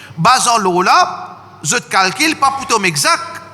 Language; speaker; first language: French; non-native, learner; Morisyen